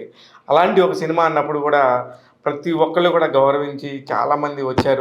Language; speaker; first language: Telugu; native; Telugu